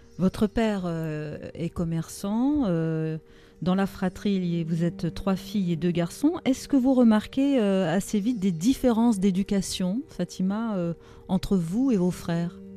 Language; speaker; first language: French; native; French